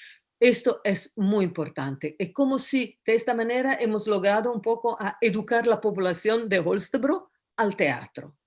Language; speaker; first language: Spanish; non-native, fluent; Italian